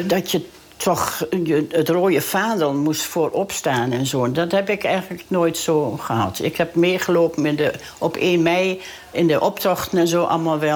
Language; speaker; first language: Dutch; native; Dutch